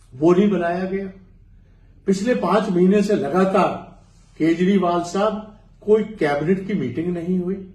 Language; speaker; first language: Hindi; non-native, local second language; Punjabi